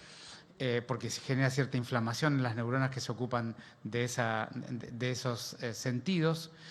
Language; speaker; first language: Spanish; native; Spanish